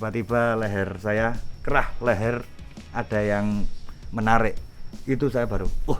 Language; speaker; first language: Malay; non-native, local second language; Javanese